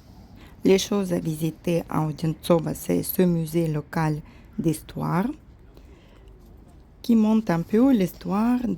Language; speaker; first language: French; non-native, fluent; Russian